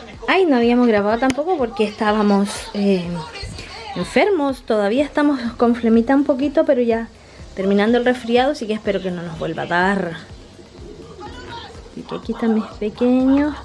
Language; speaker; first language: Spanish; native; Spanish